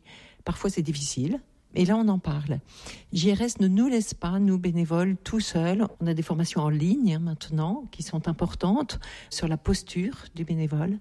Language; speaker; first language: French; native; French